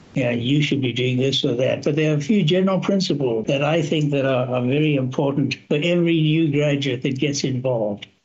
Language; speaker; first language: English; native; English